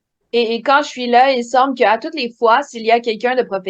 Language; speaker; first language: French; native; French